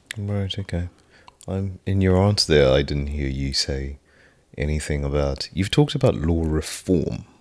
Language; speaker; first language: English; native; English